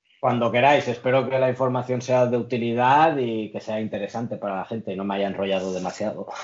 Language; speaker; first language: Spanish; early bilingual, other home language; Arabic